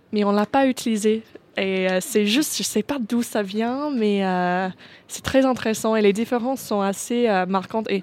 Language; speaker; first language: French; non-native, fluent; English